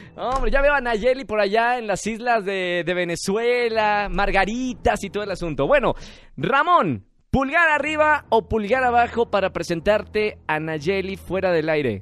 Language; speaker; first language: Spanish; native; Spanish